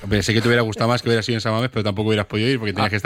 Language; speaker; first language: Spanish; native; Spanish